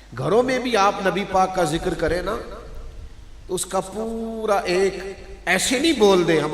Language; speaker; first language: Urdu; non-native, local second language; Punjabi